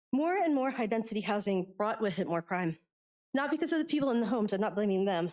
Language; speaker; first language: English; native; English